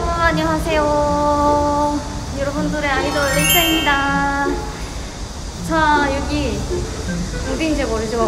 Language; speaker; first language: Korean; non-native, fluent; Japanese